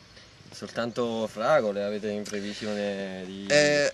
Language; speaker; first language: Italian; native; Italian